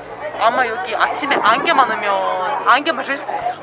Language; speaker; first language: Korean; non-native, fluent; Lithuanian